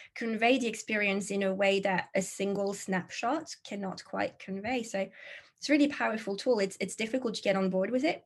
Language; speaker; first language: English; non-native, fluent; French